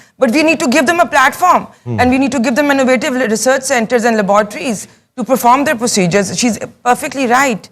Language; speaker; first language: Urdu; native; Urdu